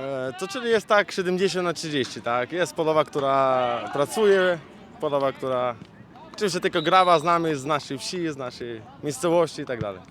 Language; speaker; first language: Polish; non-native, learner; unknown